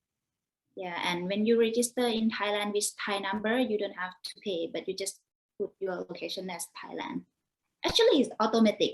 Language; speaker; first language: English; non-native, learner; Thai